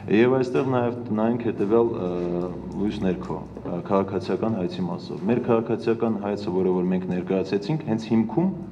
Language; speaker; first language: Armenian; native; Armenian